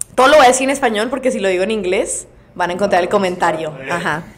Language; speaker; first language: Spanish; native; Spanish